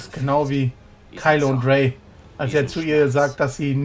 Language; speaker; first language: German; native; German